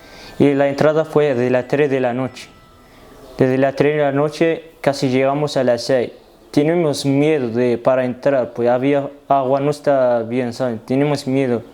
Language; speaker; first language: Spanish; non-native, learner; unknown